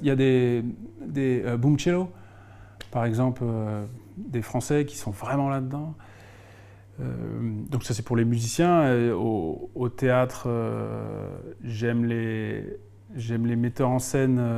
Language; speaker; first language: French; native; French